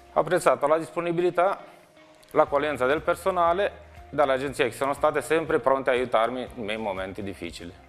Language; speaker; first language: Italian; non-native, fluent; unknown